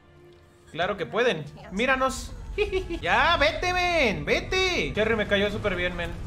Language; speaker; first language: Spanish; native; Spanish